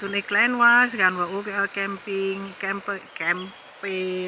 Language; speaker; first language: Dutch; non-native, learner; Indonesian